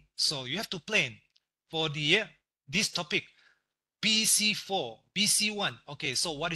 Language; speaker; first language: English; non-native, local second language; Malay